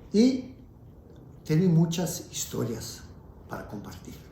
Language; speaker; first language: Spanish; early bilingual, heritage; Spanish